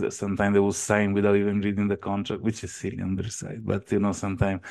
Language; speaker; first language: English; non-native, fluent; Italian